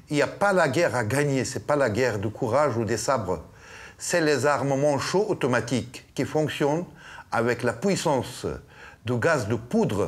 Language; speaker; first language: French; non-native, fluent; Persian